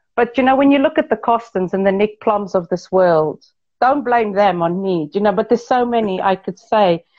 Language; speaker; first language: English; non-native, local second language; Portuguese